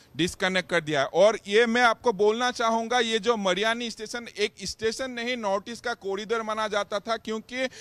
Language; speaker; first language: Hindi; non-native, local second language; Assamese